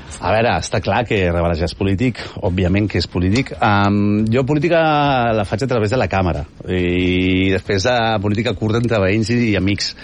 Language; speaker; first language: Catalan; native; Catalan